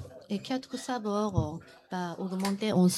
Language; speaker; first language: French; non-native, learner; Japanese